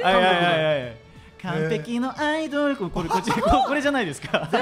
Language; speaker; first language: Japanese; non-native, learner; Korean